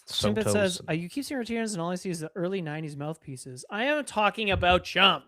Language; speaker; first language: English; native; English